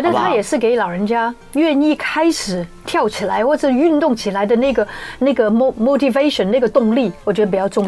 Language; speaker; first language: Chinese; native; Chinese